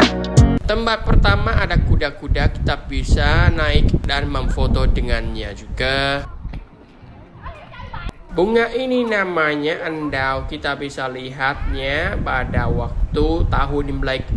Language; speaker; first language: Indonesian; non-native, learner; Vietnamese